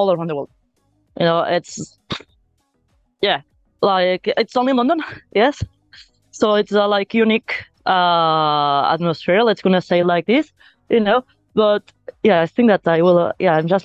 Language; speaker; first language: English; non-native, fluent; Spanish